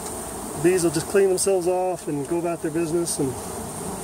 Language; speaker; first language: English; native; English